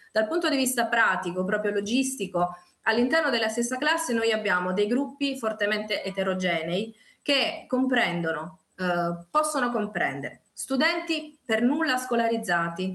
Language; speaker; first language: Italian; native; Italian